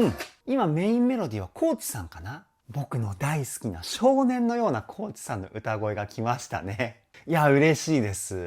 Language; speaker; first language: Japanese; native; Japanese